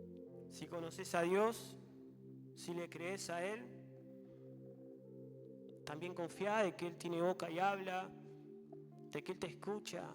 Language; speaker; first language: Spanish; native; Spanish